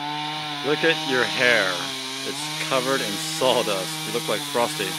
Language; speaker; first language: English; native; English